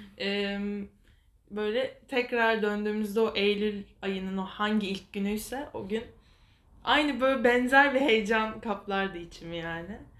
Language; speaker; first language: Turkish; native; Turkish